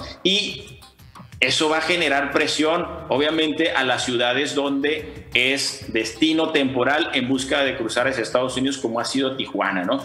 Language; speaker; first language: Spanish; native; Spanish